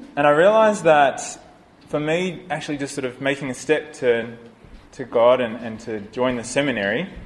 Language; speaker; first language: English; native; English